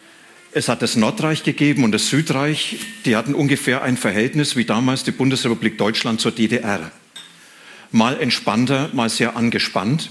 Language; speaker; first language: German; native; German